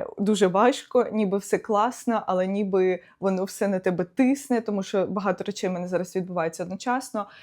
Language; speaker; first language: Ukrainian; non-native, local second language; Russian